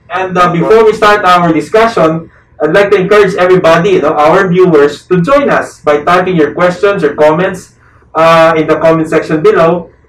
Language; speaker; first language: English; non-native, local second language; Filipino